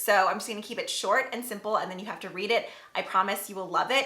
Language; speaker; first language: English; native; English